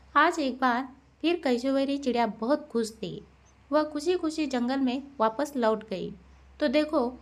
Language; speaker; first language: Hindi; non-native, local second language; Marathi